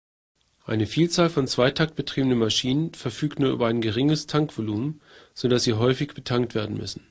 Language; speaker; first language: German; native; German